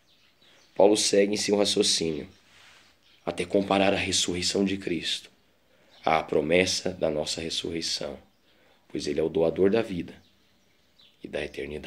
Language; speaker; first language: Portuguese; native; Portuguese